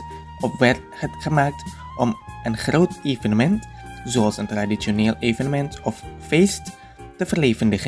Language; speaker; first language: Dutch; non-native, fluent; Indonesian